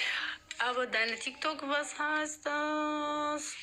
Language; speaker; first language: German; non-native, learner; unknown